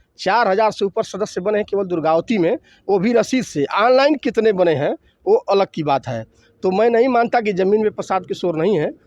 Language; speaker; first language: Hindi; native; Hindi